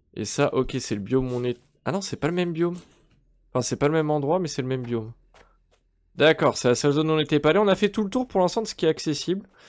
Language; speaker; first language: French; native; French